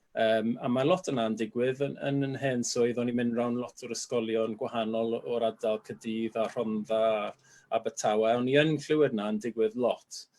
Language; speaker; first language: Welsh; non-native, local second language; English